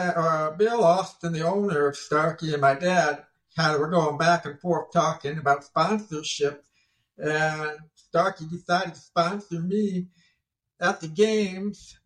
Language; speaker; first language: English; native; English